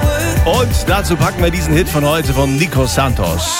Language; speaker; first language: German; native; German